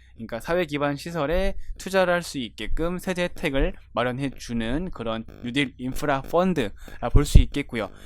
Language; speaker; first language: Korean; native; Korean